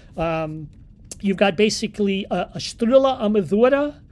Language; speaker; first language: English; native; English